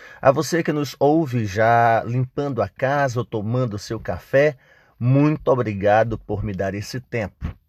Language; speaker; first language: Portuguese; native; Portuguese